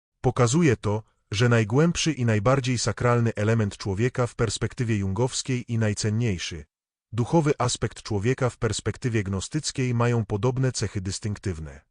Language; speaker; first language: Polish; native; Polish